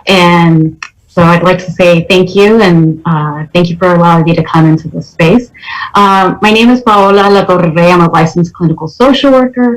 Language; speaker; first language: English; native; English